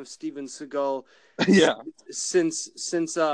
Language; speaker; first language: English; native; English